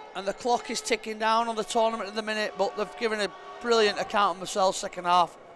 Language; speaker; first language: English; native; English